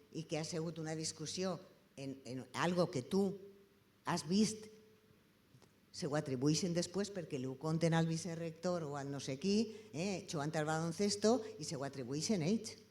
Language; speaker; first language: Catalan; native; Catalan